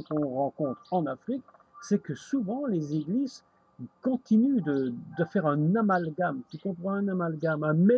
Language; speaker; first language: French; native; French